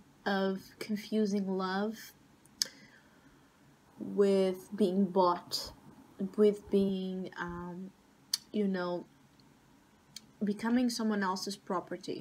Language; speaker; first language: English; non-native, fluent; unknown